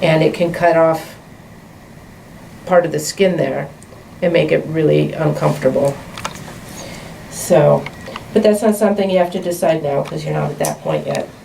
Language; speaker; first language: English; native; English